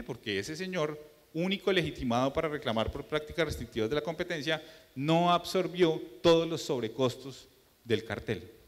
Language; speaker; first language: Spanish; native; Spanish